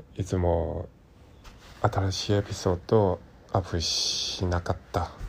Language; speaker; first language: Japanese; non-native, learner; Cantonese